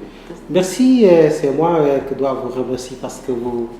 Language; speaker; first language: French; non-native, learner; Portuguese